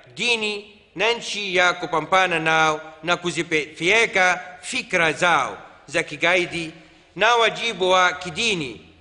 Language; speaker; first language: Swahili; non-native, fluent; Arabic